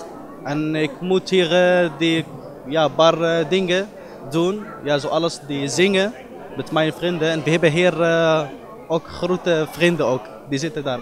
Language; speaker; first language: Dutch; non-native, learner; Arabic